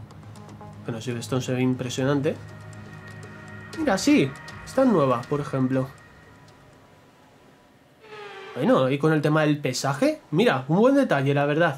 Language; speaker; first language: Spanish; native; Spanish